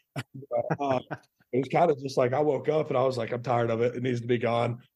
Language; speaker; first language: English; native; English